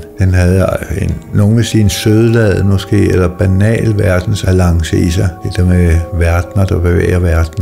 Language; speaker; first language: Danish; native; Danish